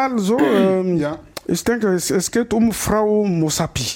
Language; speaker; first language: German; non-native, learner; Lingala